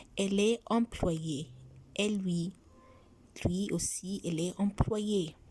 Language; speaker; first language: French; non-native, fluent; Arabic